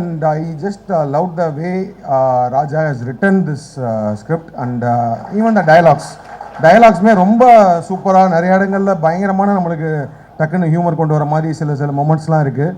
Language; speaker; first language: Tamil; native; Tamil